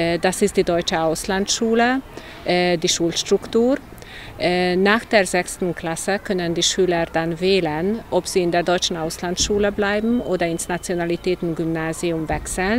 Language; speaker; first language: German; non-native, local second language; Hungarian